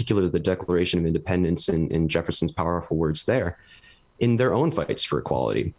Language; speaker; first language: English; native; English